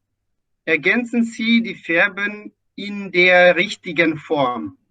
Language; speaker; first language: German; non-native, fluent; Indonesian